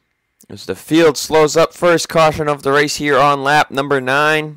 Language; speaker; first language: English; native; English